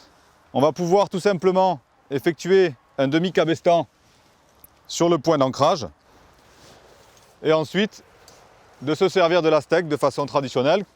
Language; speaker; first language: French; native; French